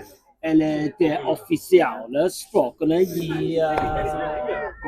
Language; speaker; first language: Norwegian; non-native, learner; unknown